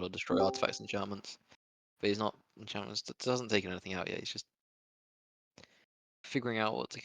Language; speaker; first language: English; native; English